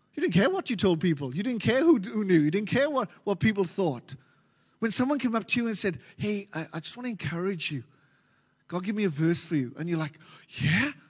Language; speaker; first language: English; native; English